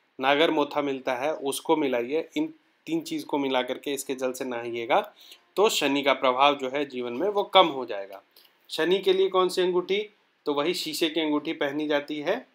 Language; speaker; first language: Hindi; native; Hindi